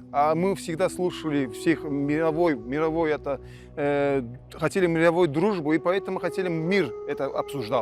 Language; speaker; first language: Russian; non-native, local second language; Azerbaijani